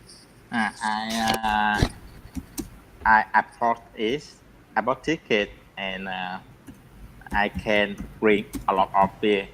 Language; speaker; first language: English; non-native, learner; Vietnamese